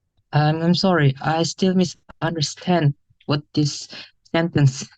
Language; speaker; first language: English; non-native, learner; Indonesian